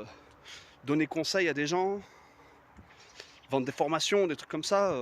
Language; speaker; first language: French; native; French